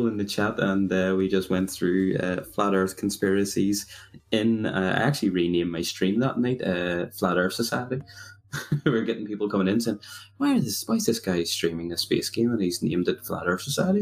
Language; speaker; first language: English; native; English